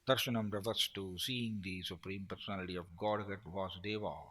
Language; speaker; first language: English; non-native, local second language; Tamil